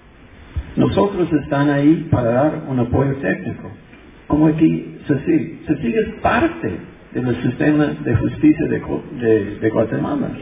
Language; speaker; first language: Spanish; non-native, fluent; English